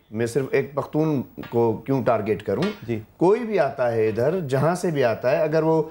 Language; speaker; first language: Urdu; non-native, local second language; Sindhi